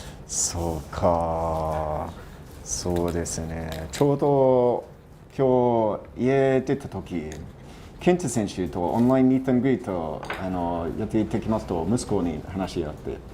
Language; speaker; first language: Japanese; non-native, fluent; English